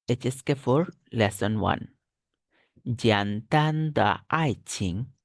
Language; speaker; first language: Chinese; non-native, fluent; Bangla